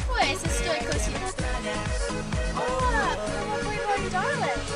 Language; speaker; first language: Spanish; non-native, learner; English